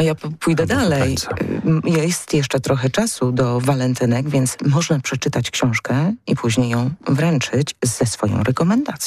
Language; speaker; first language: Polish; native; Polish